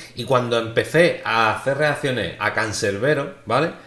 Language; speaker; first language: Spanish; native; Spanish